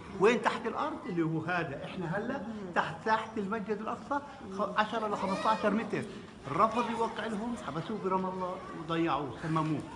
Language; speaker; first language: Arabic; native; Arabic